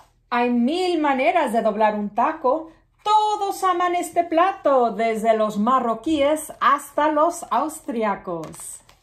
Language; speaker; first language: Spanish; early bilingual, other home language; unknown